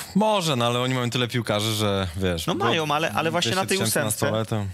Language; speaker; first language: Polish; native; Polish